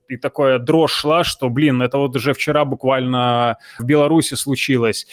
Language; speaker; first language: Russian; non-native, local second language; Belarusian